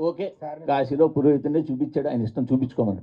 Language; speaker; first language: Telugu; native; Telugu